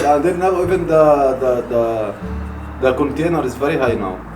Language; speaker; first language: English; non-native, learner; Arabic